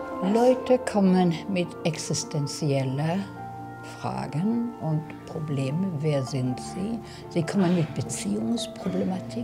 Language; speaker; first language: German; non-native, fluent; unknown